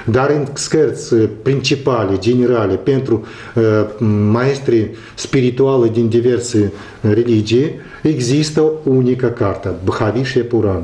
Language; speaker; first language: Romanian; non-native, local second language; Russian